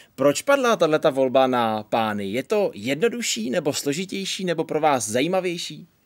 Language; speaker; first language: Czech; native; Czech